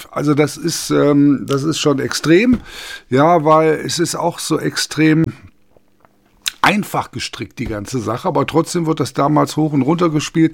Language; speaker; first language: German; native; German